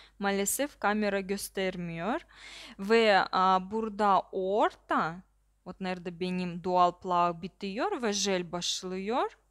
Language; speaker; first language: Turkish; non-native, learner; Russian